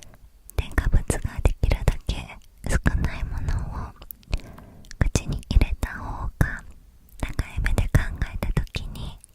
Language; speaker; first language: Japanese; native; Japanese